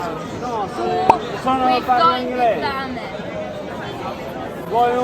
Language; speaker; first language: Italian; non-native, learner; English